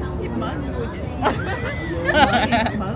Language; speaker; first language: Vietnamese; native; Vietnamese